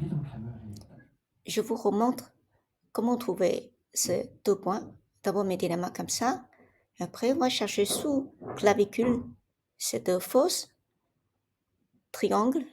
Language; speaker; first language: French; non-native, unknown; Chinese